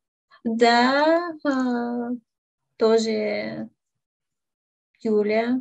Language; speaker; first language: Russian; non-native, learner; Bulgarian